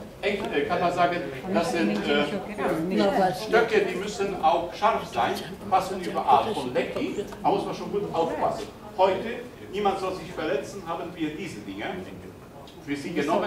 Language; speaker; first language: German; non-native, fluent; Polish